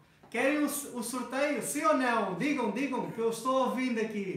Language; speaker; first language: Portuguese; non-native, fluent; Spanish